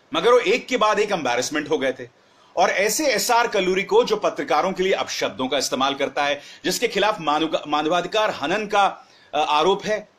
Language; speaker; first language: Hindi; native; Hindi